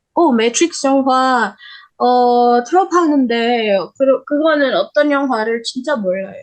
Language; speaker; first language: Korean; non-native, learner; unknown